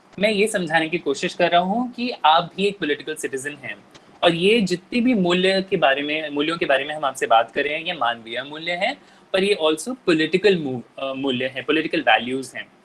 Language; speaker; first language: Hindi; native; Hindi